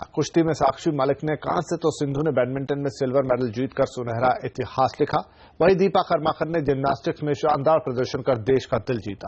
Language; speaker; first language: Hindi; native; Hindi